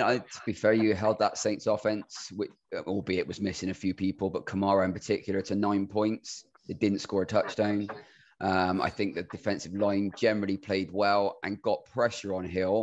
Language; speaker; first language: English; native; English